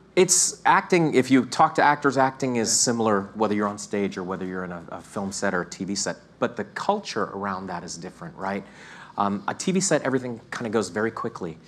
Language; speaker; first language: English; native; English